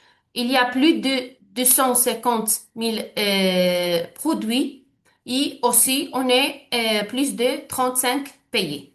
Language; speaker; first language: French; non-native, learner; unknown